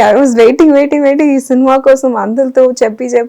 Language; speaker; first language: Telugu; non-native, fluent; Kannada